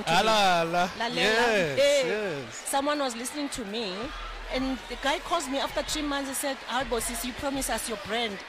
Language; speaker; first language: English; non-native, local second language; Xhosa